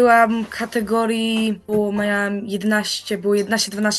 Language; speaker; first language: Polish; early bilingual, heritage; Polish